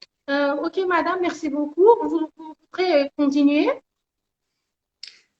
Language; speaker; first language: French; non-native, learner; Persian